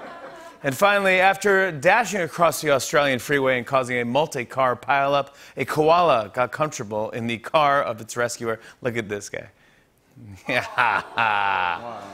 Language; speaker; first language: English; native; English